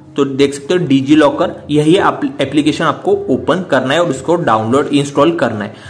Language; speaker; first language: Hindi; non-native, local second language; Marathi